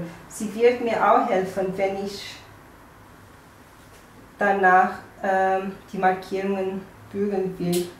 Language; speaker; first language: German; non-native, fluent; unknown